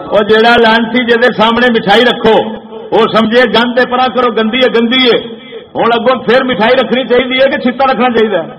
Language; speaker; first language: Urdu; non-native, local second language; Punjabi